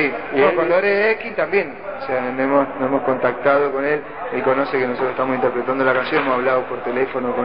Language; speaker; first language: Spanish; native; Spanish